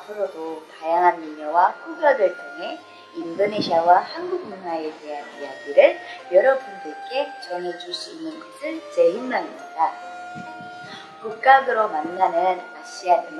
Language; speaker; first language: Korean; non-native, fluent; Indonesian